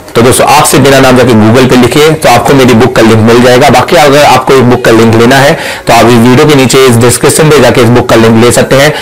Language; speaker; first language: Hindi; native; Hindi